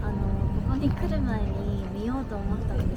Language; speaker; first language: Japanese; native; Japanese